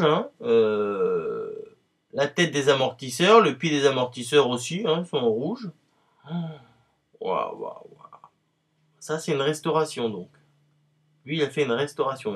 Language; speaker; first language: French; native; French